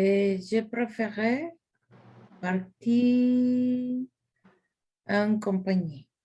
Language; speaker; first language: French; non-native, learner; Spanish